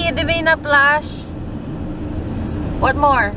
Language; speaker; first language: Czech; non-native, learner; Cebuano